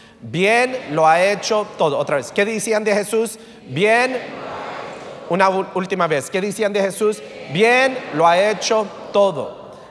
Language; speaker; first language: Spanish; early bilingual, heritage; Spanish